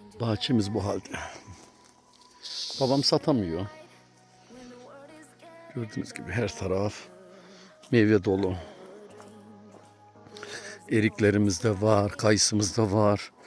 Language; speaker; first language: Turkish; native; Turkish